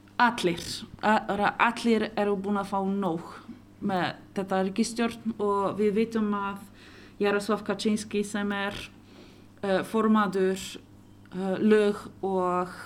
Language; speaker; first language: Icelandic; non-native, local second language; Polish